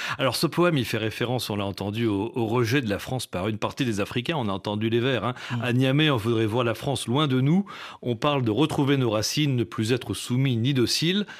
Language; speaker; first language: French; native; French